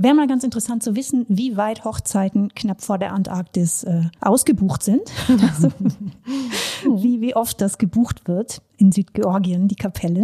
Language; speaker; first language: German; native; German